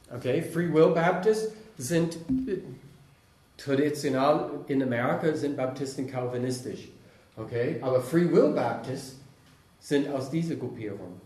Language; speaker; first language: German; non-native, fluent; English